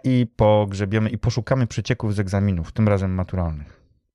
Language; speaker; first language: Polish; native; Polish